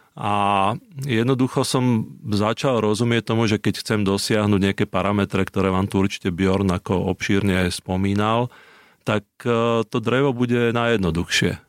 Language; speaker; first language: Slovak; native; Slovak